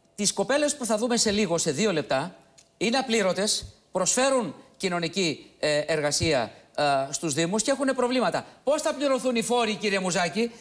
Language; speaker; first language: Greek; native; Greek